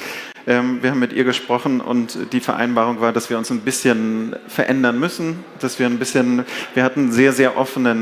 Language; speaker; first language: German; native; German